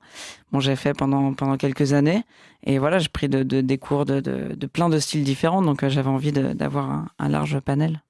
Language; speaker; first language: French; native; French